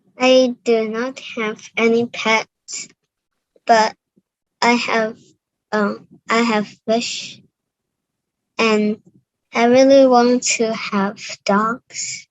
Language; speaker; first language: English; non-native, learner; Cantonese